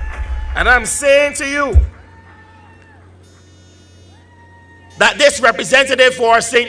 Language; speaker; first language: English; native; English